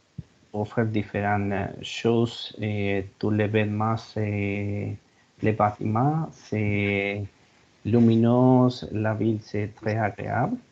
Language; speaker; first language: French; non-native, learner; Spanish